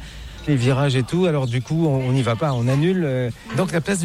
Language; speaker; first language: French; native; French